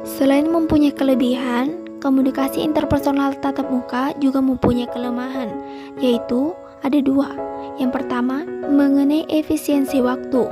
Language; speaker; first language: Indonesian; native; Indonesian